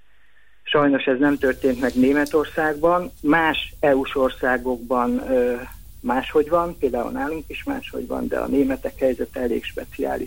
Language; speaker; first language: Hungarian; native; Hungarian